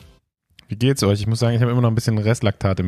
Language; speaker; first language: German; native; German